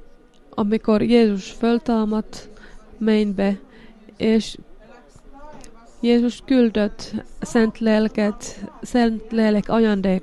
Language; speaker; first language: Hungarian; non-native, learner; Finnish